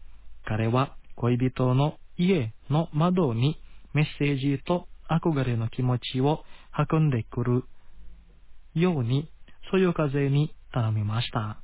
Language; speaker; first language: Japanese; non-native, fluent; Indonesian